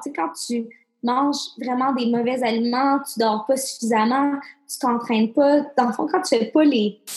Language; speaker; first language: French; native; French